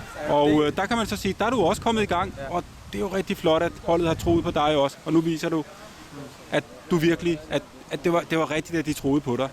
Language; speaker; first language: Danish; early bilingual, other home language; Urdu